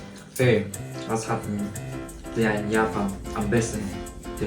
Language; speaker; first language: German; non-native, learner; Japanese